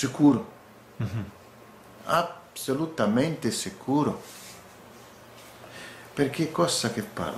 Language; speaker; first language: Italian; non-native, learner; Portuguese